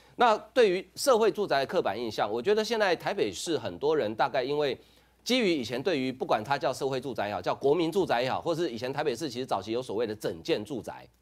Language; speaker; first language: Chinese; non-native, local second language; Hakka Chinese